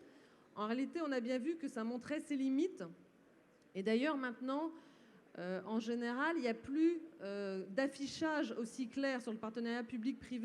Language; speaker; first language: French; native; French